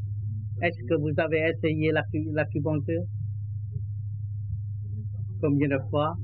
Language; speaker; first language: French; non-native, learner; Vietnamese